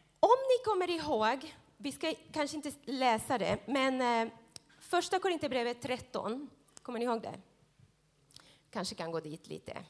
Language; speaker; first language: Swedish; non-native, fluent; Spanish